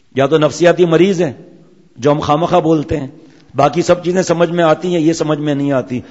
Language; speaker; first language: Urdu; non-native, local second language; Memoni